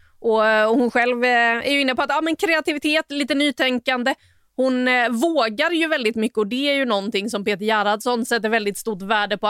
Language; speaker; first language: Swedish; native; Swedish